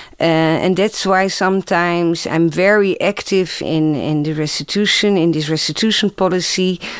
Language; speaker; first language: English; non-native, fluent; Dutch